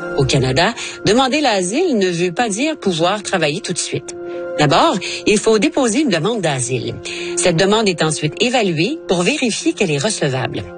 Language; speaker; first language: French; native; French